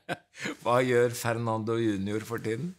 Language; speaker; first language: Norwegian; native; Norwegian